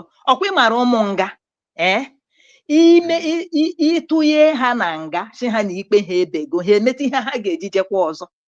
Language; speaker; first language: Igbo; native; Igbo